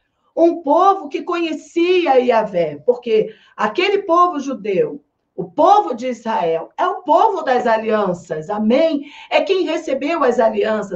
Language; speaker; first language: Portuguese; native; Portuguese